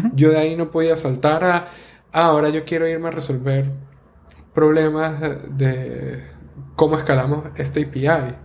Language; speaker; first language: Spanish; native; Spanish